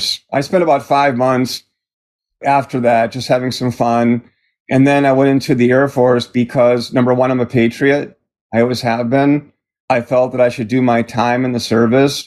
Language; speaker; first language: English; native; English